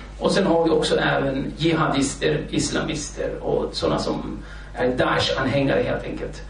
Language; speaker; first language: Swedish; early bilingual, other home language; Kurdish